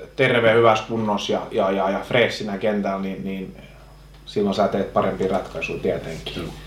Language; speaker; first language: Finnish; non-native, local second language; Swedish